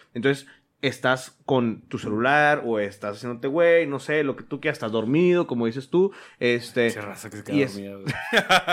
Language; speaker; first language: Spanish; native; Spanish